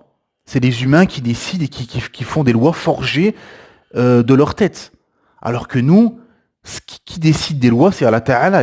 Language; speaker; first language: French; native; French